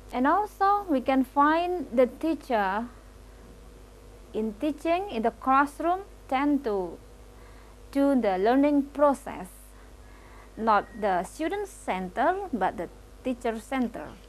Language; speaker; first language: English; non-native, local second language; Indonesian